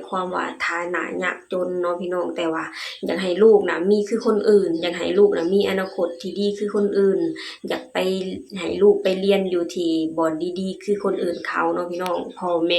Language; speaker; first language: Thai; non-native, local second language; Lao